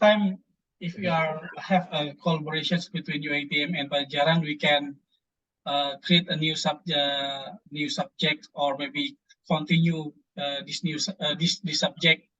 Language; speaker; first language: English; non-native, fluent; Indonesian